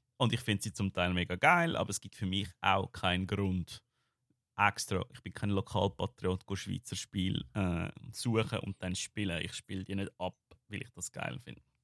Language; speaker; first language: German; native; German